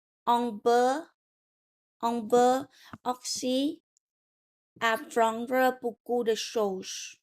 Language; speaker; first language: French; non-native, learner; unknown